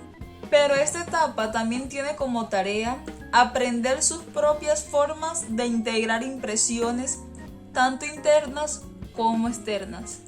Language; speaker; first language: Spanish; native; Spanish